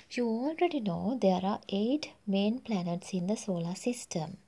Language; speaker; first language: English; non-native, local second language; Sinhala